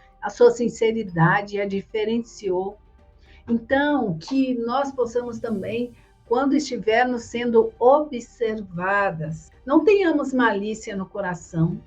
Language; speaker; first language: Portuguese; native; Portuguese